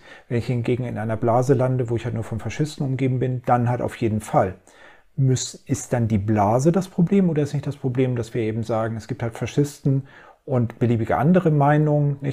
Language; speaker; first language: German; native; German